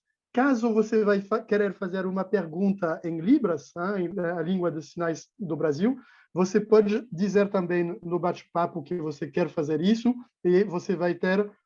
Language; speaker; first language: Portuguese; non-native, fluent; French